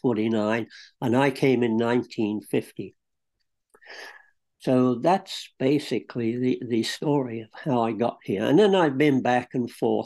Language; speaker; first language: English; native; English